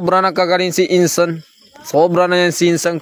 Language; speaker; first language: Filipino; non-native, local second language; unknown